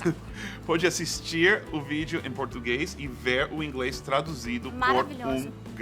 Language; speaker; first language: Portuguese; non-native, fluent; English